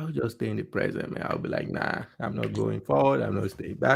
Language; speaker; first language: English; native; English